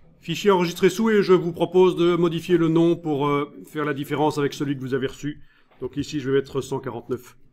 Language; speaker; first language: French; native; French